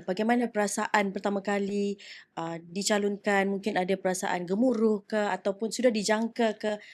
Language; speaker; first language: Malay; native; Malay